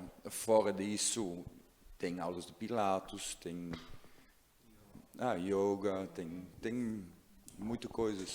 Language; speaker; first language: Portuguese; non-native, learner; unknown